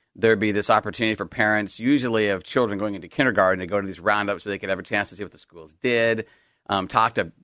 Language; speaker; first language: English; native; English